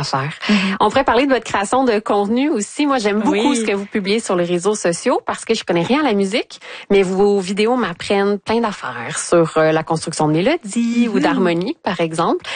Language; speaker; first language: French; native; French